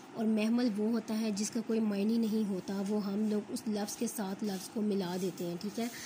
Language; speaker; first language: Urdu; native; Urdu